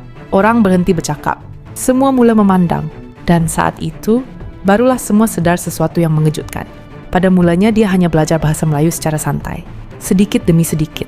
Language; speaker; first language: Malay; native; Malay